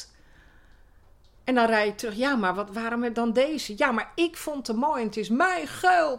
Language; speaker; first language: Dutch; native; Dutch